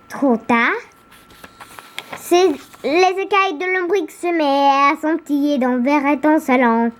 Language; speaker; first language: French; native; French